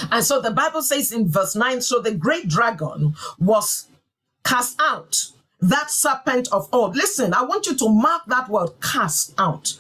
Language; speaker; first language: English; non-native, local second language; Yoruba